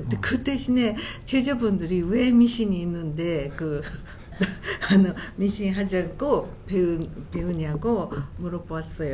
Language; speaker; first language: Korean; non-native, fluent; Japanese